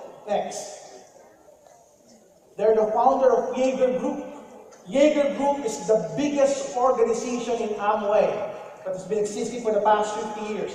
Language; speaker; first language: English; non-native, local second language; Filipino